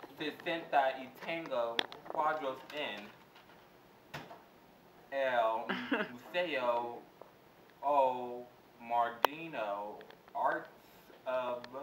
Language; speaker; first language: Spanish; non-native, learner; English